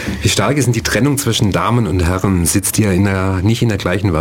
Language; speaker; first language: German; native; German